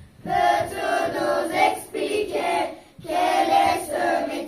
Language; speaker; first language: French; non-native, learner; Turkish